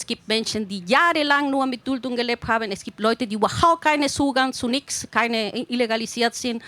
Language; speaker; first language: German; non-native, fluent; Spanish